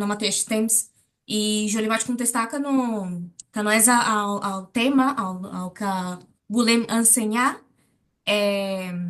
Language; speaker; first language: Catalan; non-native, learner; Portuguese